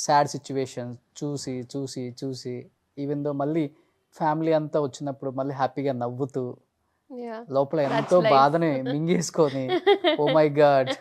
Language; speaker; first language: Telugu; native; Telugu